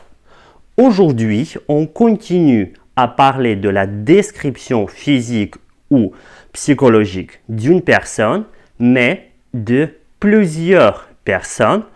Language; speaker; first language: French; non-native, fluent; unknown